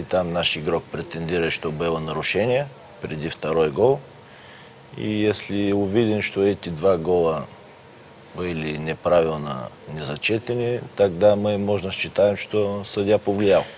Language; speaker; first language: Russian; non-native, learner; Bulgarian